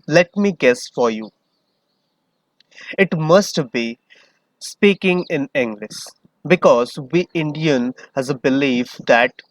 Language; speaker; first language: English; non-native, learner; Hindi